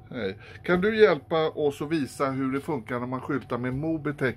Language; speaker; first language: Swedish; native; Swedish